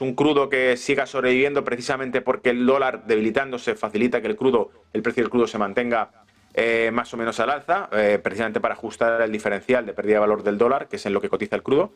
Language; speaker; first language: Spanish; native; Spanish